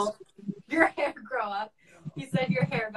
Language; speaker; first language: English; native; English